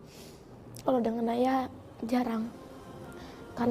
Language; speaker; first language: Indonesian; native; Indonesian